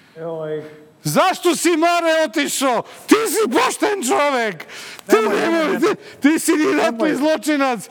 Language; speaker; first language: Serbian; native; Serbian